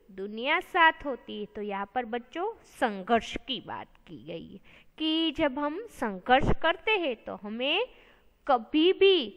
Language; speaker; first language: Hindi; non-native, local second language; Gujarati